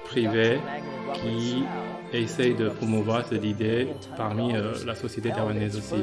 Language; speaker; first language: French; non-native, fluent; Chinese